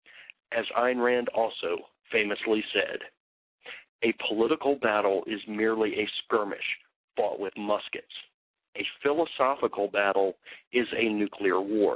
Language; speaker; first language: English; native; English